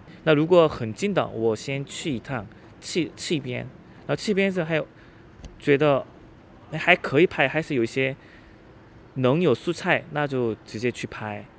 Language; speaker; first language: Chinese; non-native, fluent; Korean